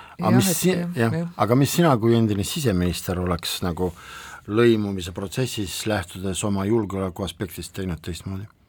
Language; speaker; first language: Estonian; non-native, local second language; Russian